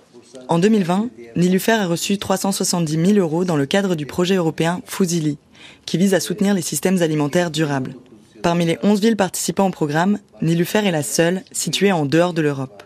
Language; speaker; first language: French; native; French